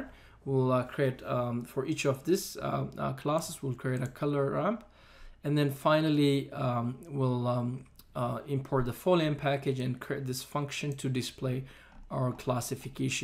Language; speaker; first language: English; non-native, fluent; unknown